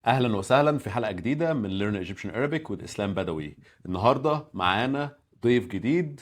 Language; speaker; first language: Arabic; native; Arabic